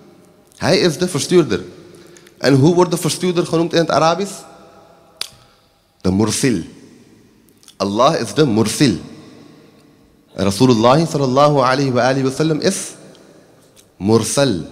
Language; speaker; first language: Dutch; early bilingual, other home language; Urdu